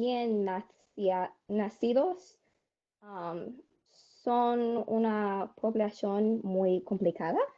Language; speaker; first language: Spanish; non-native, learner; English